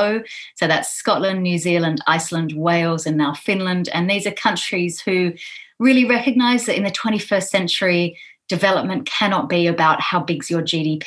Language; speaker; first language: English; native; English